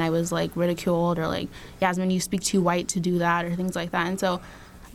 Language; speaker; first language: English; early bilingual, other home language; Arabic